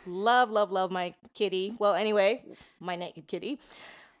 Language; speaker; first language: English; non-native, local second language; Filipino